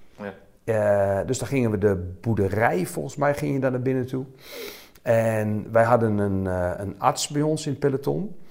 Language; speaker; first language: Dutch; native; Dutch